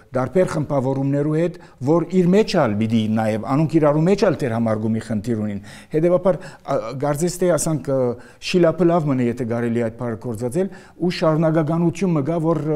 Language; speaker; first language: Armenian; early bilingual, heritage; Armenian